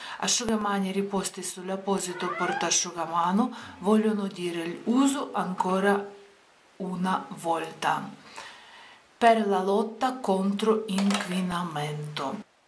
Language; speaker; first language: Italian; non-native, learner; Ukrainian